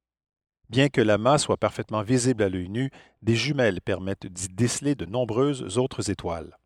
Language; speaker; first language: French; native; French